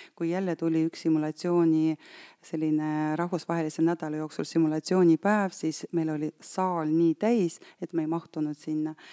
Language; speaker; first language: Estonian; non-native, local second language; Russian